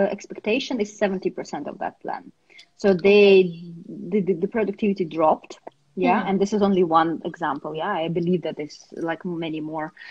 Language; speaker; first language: English; non-native, fluent; Russian